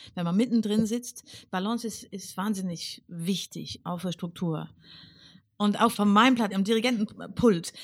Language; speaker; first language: German; non-native, fluent; English